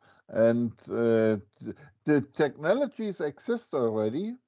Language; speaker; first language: English; non-native, fluent; German